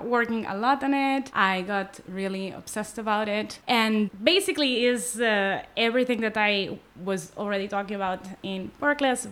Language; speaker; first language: English; non-native, fluent; Spanish